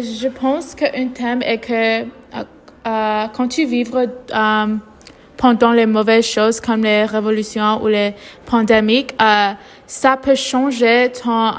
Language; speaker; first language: French; non-native, learner; English